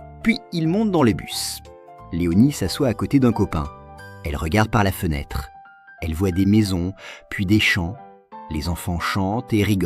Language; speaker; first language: French; native; French